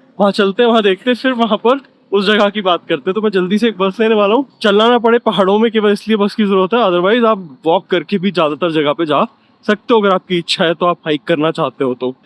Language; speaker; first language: Hindi; native; Hindi